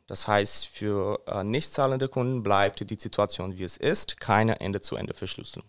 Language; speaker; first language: German; non-native, fluent; Portuguese